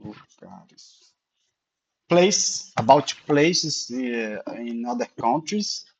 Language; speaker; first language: English; non-native, learner; Portuguese